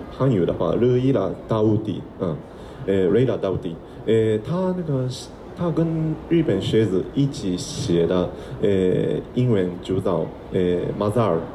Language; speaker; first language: Chinese; non-native, fluent; Japanese